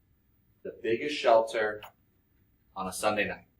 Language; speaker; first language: English; native; English